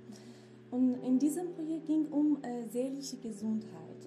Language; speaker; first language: German; non-native, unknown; Kurdish